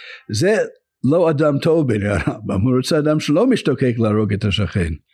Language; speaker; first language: Hebrew; non-native, fluent; English